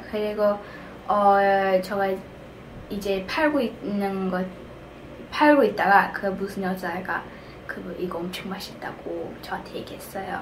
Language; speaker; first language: Korean; early bilingual, heritage; English